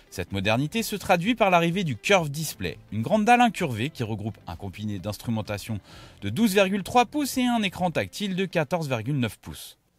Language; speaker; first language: French; native; French